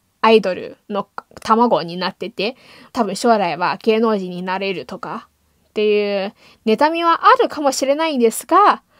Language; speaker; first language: Japanese; non-native, fluent; Chinese